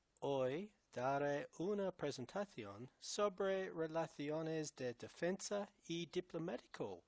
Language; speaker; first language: Spanish; non-native, learner; English